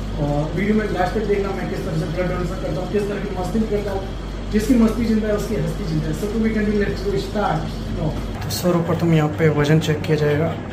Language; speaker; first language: Hindi; non-native, local second language; Gujarati